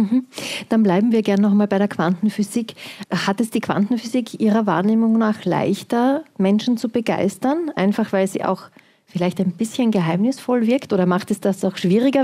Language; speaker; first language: German; native; German